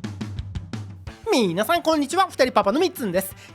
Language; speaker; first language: Japanese; native; Japanese